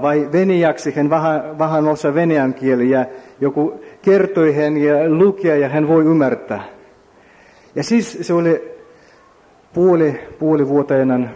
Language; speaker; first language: Finnish; non-native, learner; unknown